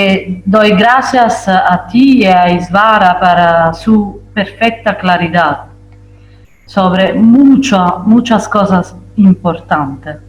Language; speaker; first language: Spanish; non-native, fluent; Italian